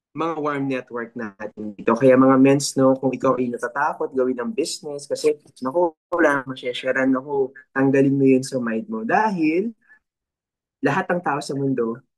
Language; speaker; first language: Filipino; native; Filipino